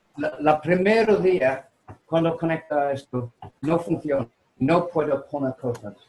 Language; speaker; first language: Spanish; non-native, learner; English